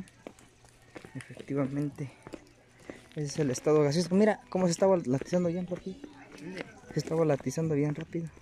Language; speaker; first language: Spanish; native; Spanish